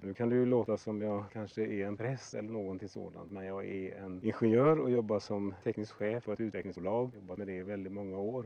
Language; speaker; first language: Swedish; native; Swedish